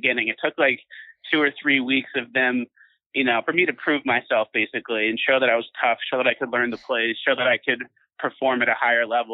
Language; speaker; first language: English; native; English